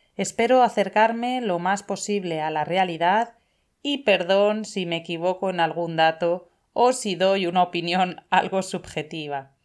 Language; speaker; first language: Spanish; native; Spanish